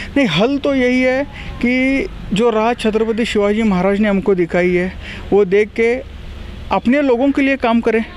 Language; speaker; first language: Hindi; non-native, local second language; Marathi